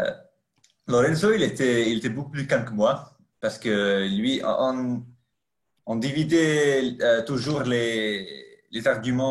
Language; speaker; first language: French; non-native, fluent; Italian